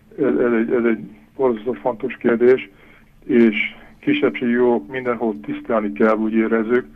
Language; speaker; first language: Hungarian; early bilingual, heritage; Hungarian